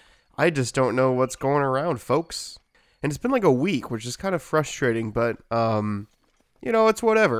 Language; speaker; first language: English; native; English